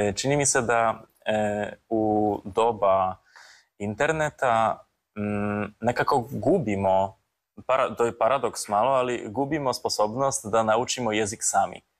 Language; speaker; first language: Serbian; non-native, fluent; Polish